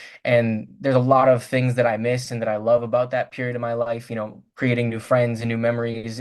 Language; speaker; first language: English; native; English